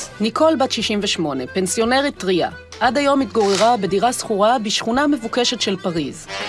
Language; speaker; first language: Hebrew; native; Hebrew